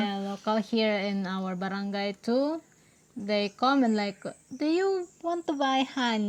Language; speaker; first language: English; non-native, local second language; Filipino